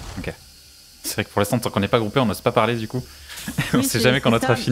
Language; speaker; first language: French; native; French